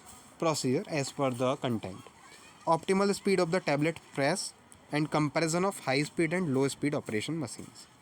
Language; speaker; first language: Hindi; native; Hindi